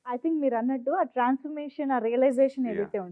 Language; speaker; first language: Telugu; native; Telugu